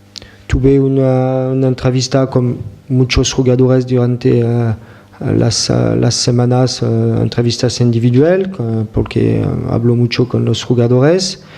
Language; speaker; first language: Spanish; non-native, fluent; French